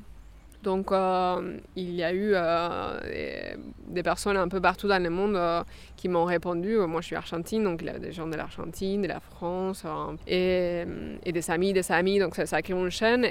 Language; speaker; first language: French; non-native, fluent; Spanish